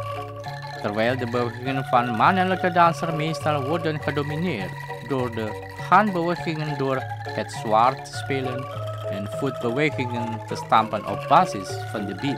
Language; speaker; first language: Dutch; non-native, fluent; Indonesian